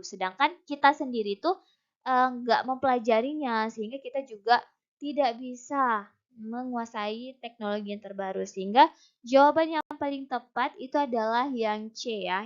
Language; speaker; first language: Indonesian; native; Indonesian